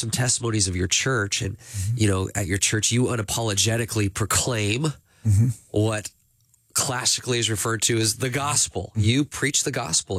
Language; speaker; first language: English; native; English